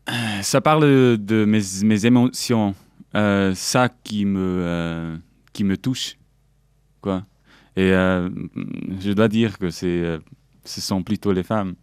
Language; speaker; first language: French; non-native, local second language; German